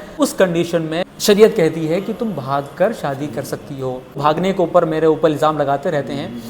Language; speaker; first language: Urdu; native; Urdu